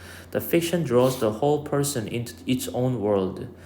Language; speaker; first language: English; non-native, fluent; Korean